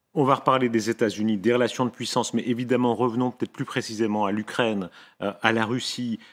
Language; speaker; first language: French; native; French